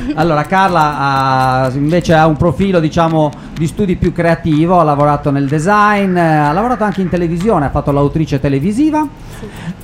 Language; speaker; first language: Italian; native; Italian